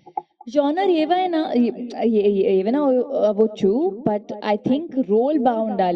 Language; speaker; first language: Telugu; non-native, learner; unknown